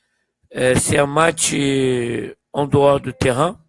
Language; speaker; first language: French; non-native, fluent; Portuguese